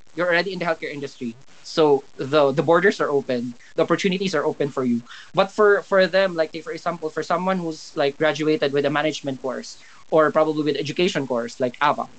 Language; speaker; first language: English; non-native, local second language; Cebuano